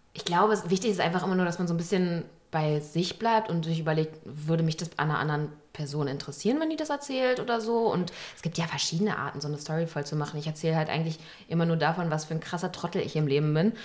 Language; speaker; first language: German; native; German